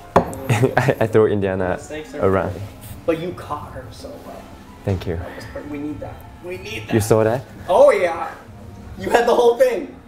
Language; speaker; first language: English; non-native, fluent; Chinese